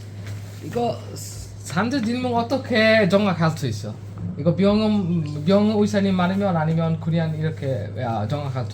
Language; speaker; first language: Korean; non-native, learner; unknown